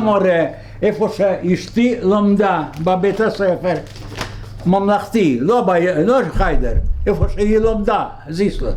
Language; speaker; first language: Hebrew; non-native, fluent; Yiddish